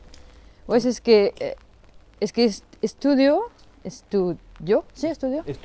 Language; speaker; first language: Spanish; non-native, fluent; French